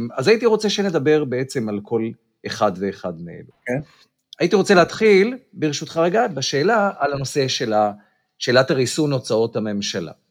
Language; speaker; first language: Hebrew; native; Hebrew